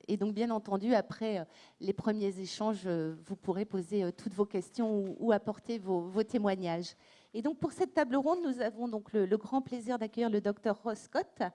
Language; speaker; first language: French; native; French